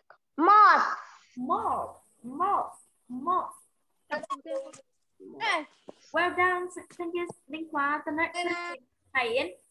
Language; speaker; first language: English; non-native, learner; Vietnamese